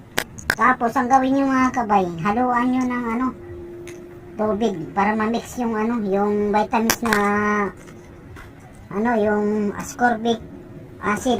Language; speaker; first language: Filipino; non-native, local second language; Cebuano